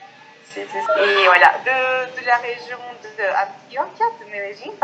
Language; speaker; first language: French; non-native, fluent; Spanish